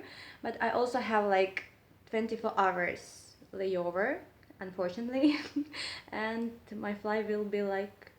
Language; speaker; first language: English; non-native, learner; Russian